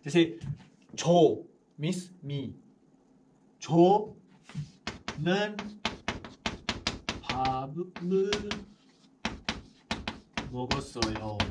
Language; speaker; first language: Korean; non-native, fluent; Hindi